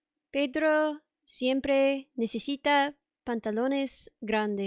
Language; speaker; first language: Spanish; non-native, learner; English